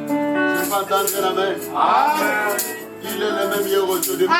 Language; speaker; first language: French; non-native, local second language; Lingala